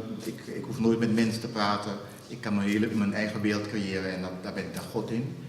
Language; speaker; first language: Dutch; native; Dutch